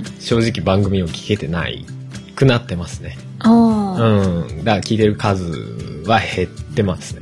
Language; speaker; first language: Japanese; native; Japanese